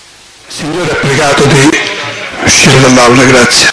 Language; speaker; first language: Italian; native; Italian